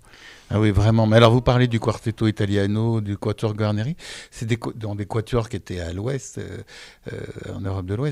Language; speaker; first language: French; native; French